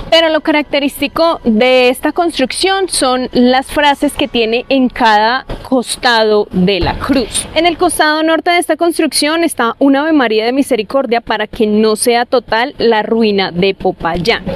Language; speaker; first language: Spanish; native; Spanish